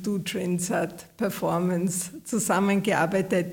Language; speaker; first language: German; native; German